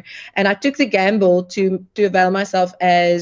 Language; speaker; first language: English; non-native, local second language; Afrikaans